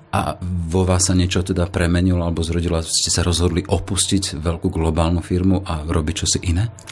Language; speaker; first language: Slovak; native; Slovak